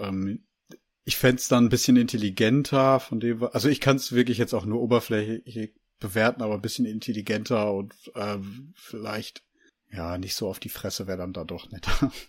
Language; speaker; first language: German; native; German